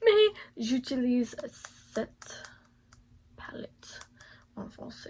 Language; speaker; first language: French; non-native, learner; English